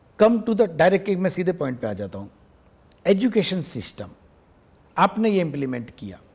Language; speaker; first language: Hindi; non-native, local second language; Gujarati